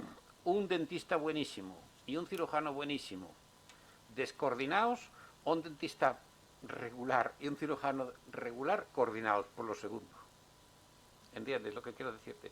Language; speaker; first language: Spanish; native; Spanish